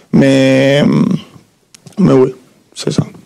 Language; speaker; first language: French; non-native, fluent; Spanish